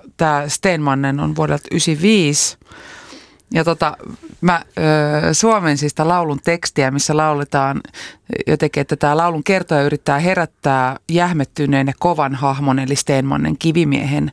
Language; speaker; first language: Finnish; native; Finnish